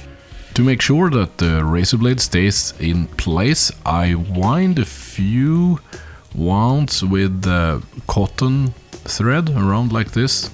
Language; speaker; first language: English; non-native, fluent; Swedish